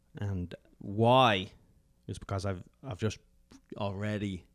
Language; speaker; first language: English; native; English